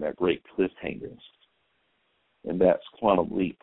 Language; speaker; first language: English; native; English